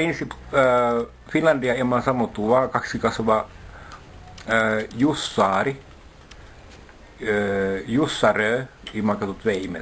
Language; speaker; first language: Bulgarian; non-native, learner; Finnish